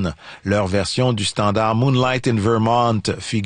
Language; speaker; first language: French; native; French